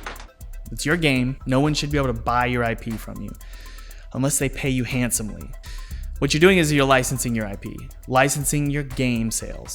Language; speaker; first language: English; native; English